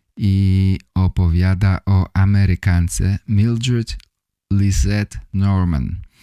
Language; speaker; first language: Polish; native; Polish